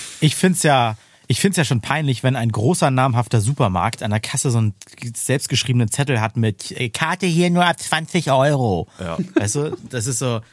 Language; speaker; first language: German; native; German